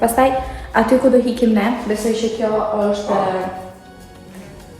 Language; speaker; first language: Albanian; early bilingual, heritage; Albanian